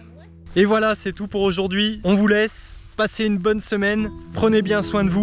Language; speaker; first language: French; native; French